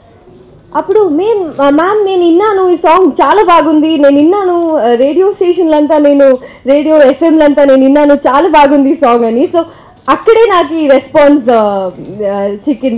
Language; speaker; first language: Telugu; non-native, learner; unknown